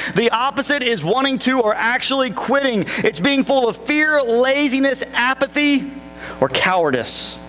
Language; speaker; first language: English; native; English